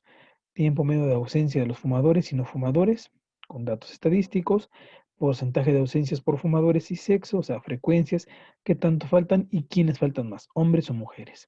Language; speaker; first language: Spanish; native; Spanish